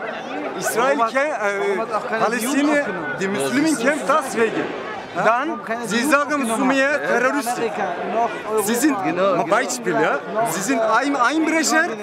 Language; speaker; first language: German; non-native, learner; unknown